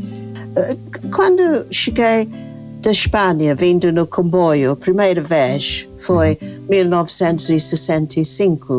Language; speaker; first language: Portuguese; non-native, fluent; English